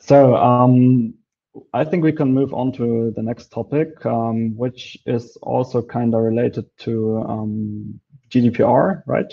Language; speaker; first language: English; non-native, fluent; Polish